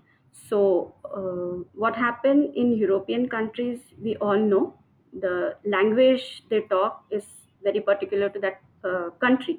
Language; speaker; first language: English; non-native, local second language; Marathi